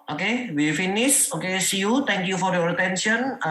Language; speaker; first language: English; non-native, learner; Indonesian